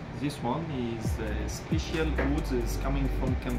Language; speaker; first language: English; non-native, learner; Arabic